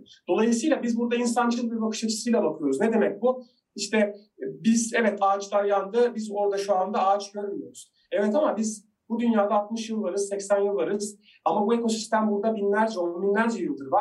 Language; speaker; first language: Turkish; native; Turkish